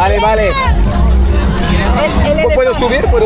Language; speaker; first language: Spanish; non-native, learner; French